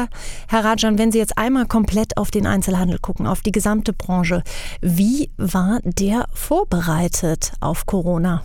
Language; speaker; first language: German; native; German